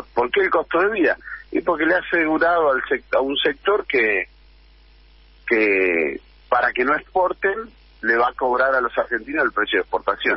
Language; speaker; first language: Spanish; native; Spanish